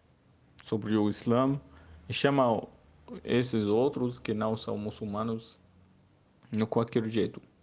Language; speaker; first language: Portuguese; non-native, learner; Arabic